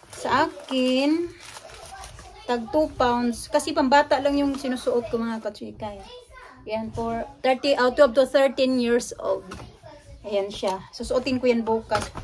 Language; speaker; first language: Filipino; native; Filipino